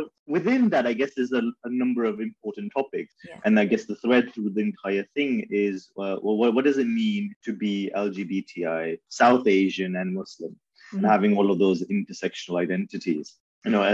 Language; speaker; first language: English; early bilingual, other home language; Urdu